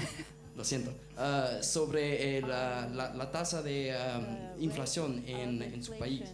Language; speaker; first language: Spanish; non-native, learner; English